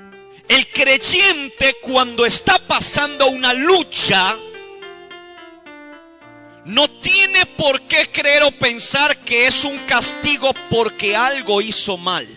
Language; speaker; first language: Spanish; native; Spanish